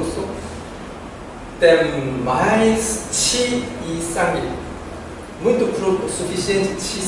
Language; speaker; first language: Portuguese; non-native, learner; Korean